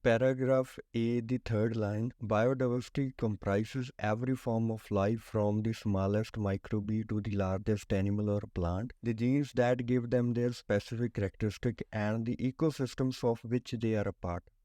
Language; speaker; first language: English; non-native, local second language; Punjabi